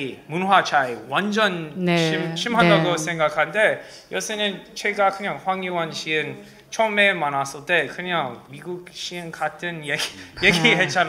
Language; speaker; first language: Korean; non-native, learner; English